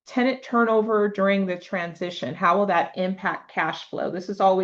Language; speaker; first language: English; native; English